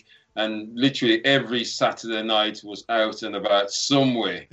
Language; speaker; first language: English; native; English